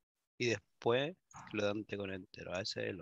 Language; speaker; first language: Spanish; native; Spanish